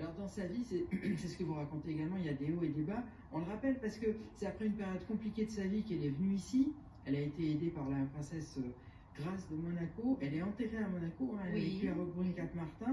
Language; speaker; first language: French; native; French